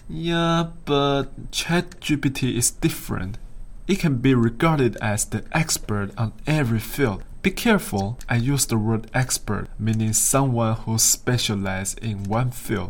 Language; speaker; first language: English; non-native, fluent; Chinese